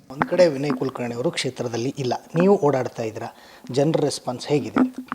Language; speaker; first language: Kannada; native; Kannada